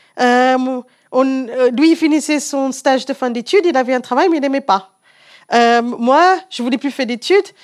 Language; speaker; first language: French; non-native, fluent; English